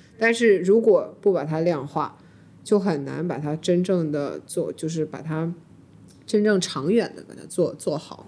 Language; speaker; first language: Chinese; early bilingual, heritage; Chinese